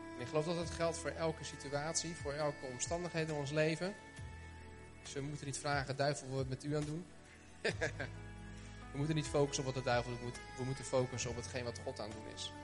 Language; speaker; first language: Dutch; native; Dutch